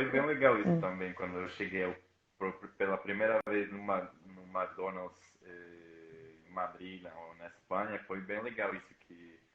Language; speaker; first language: Portuguese; non-native, fluent; Spanish